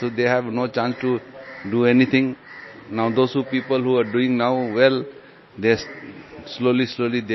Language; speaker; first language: English; non-native, local second language; Cantonese